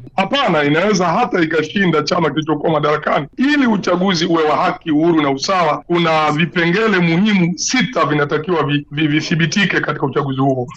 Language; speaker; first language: Swahili; native; Swahili